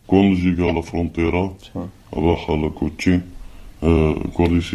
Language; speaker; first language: Spanish; non-native, learner; Arabic